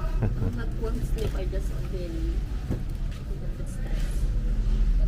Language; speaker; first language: English; non-native, learner; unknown